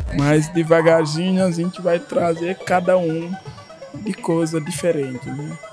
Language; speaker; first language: Portuguese; non-native, fluent; Wolof